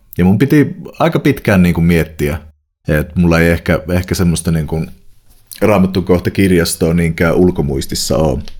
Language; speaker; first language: Finnish; native; Finnish